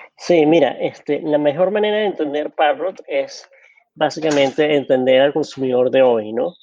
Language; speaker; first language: Spanish; native; Spanish